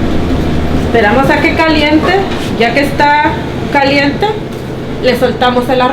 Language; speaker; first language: Spanish; native; Spanish